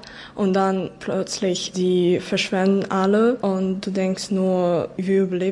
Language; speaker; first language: German; non-native, fluent; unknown